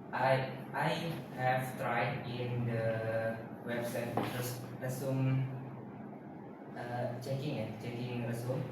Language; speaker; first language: English; non-native, learner; Indonesian